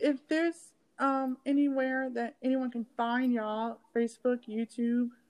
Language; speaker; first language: English; native; English